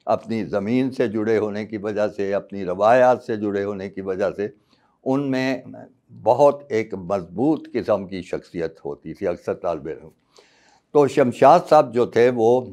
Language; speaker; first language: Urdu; native; Urdu